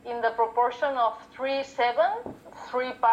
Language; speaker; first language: English; non-native, fluent; Catalan